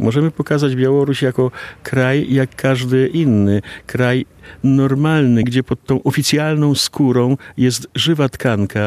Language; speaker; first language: Polish; non-native, local second language; Belarusian